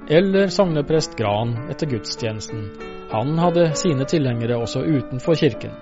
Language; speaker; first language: Norwegian; native; Norwegian